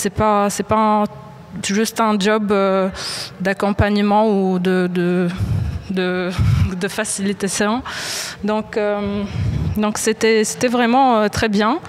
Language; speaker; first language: French; non-native, local second language; Arabic